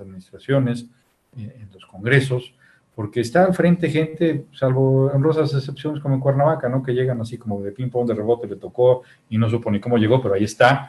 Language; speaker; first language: Spanish; native; Spanish